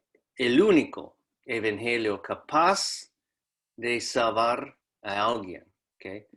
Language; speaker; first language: Spanish; non-native, fluent; English